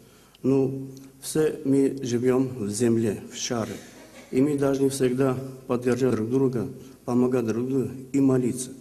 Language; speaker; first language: Russian; non-native, learner; Armenian